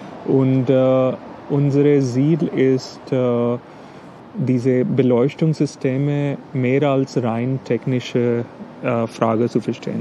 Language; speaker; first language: German; non-native, learner; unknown